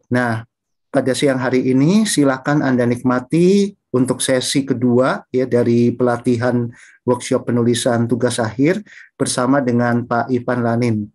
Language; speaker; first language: Indonesian; native; Indonesian